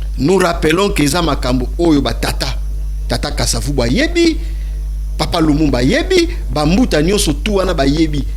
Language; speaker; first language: Lingala; non-native, local second language; Kongo